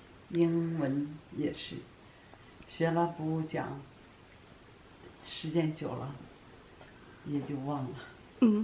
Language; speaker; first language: Chinese; native; Chinese